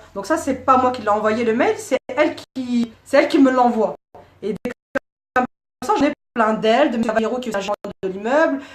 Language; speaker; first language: French; native; French